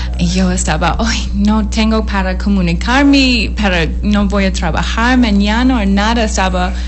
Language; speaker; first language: Spanish; non-native, learner; English